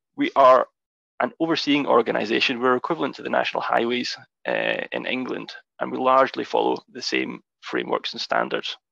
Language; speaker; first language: English; native; English